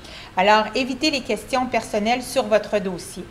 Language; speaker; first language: French; native; French